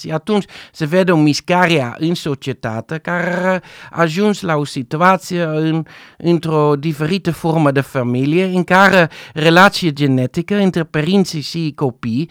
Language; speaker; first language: Romanian; non-native, fluent; Dutch